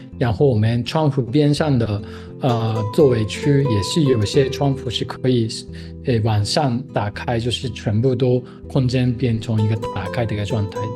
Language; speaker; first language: Chinese; non-native, fluent; Japanese